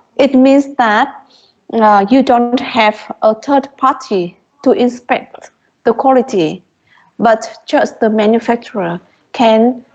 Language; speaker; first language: English; non-native, fluent; Vietnamese